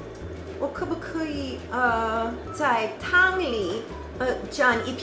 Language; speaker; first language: Chinese; non-native, learner; English